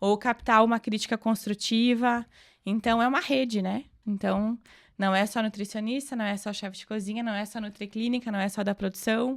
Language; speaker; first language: Portuguese; native; Portuguese